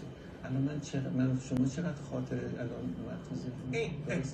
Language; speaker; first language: Persian; native; Persian